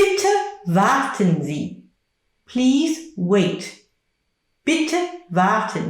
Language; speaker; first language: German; non-native, fluent; English